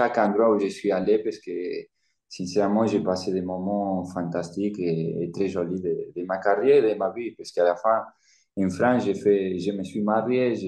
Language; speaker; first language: French; non-native, fluent; Spanish